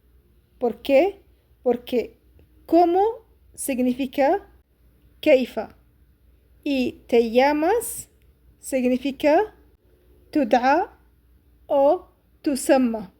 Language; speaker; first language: Spanish; non-native, fluent; Arabic